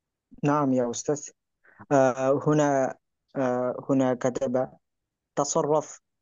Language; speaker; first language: Arabic; non-native, learner; Bangla